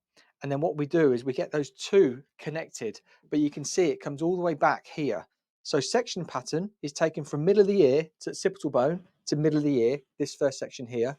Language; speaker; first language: English; native; English